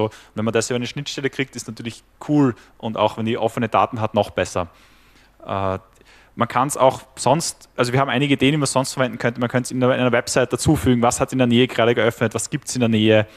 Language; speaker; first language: German; native; German